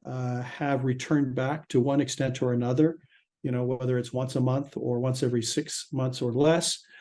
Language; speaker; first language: English; native; English